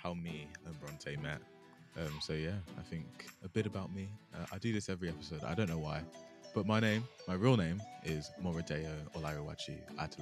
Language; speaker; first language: English; non-native, local second language; Yoruba